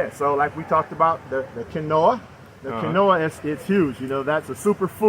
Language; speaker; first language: English; native; English